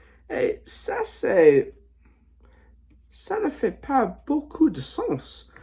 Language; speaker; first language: French; non-native, learner; English